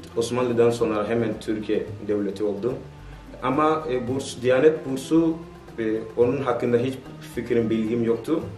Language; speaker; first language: Turkish; non-native, fluent; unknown